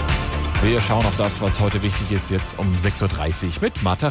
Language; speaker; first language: German; native; German